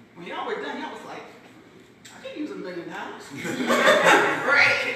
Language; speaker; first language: English; native; English